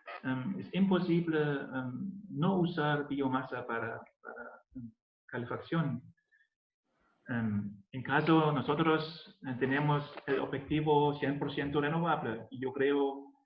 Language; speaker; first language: Spanish; non-native, learner; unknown